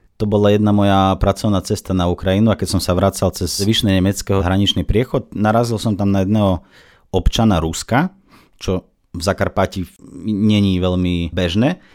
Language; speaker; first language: Slovak; non-native, fluent; Russian